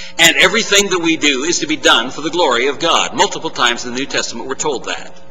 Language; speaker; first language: English; native; English